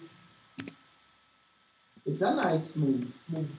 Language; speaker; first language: English; non-native, learner; Portuguese